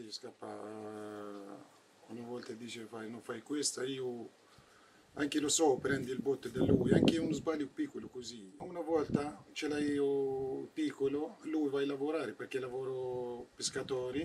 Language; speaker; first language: Italian; non-native, learner; Arabic